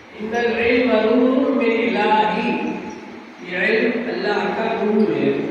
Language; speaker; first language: Urdu; native; Urdu